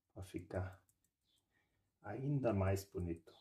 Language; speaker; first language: Portuguese; non-native, fluent; German